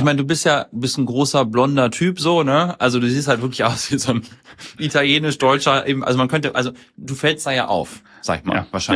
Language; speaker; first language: German; native; German